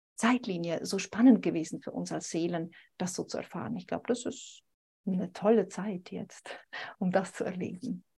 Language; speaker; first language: German; native; German